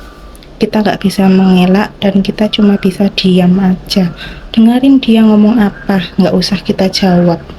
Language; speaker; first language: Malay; non-native, local second language; Javanese